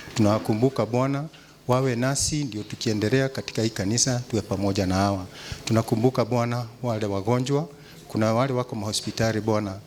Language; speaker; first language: Swahili; non-native, local second language; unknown